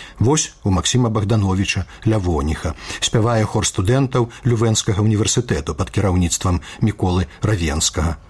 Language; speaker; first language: Belarusian; native; Belarusian